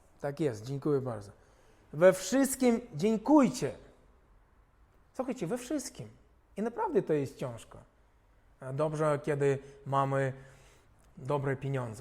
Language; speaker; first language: Polish; non-native, fluent; Ukrainian